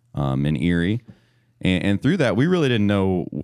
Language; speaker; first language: English; native; English